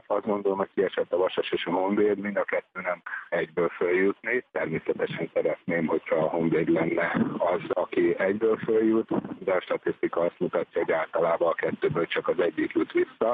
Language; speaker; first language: Hungarian; native; Hungarian